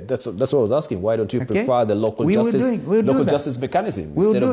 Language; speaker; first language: English; non-native, local second language; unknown